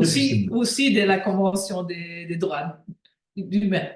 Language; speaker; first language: French; non-native, fluent; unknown